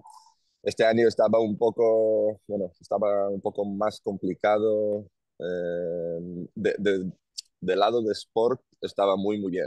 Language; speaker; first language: Spanish; non-native, learner; Hebrew